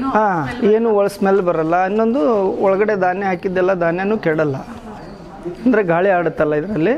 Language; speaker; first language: Kannada; native; Kannada